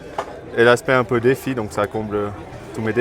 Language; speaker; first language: French; native; French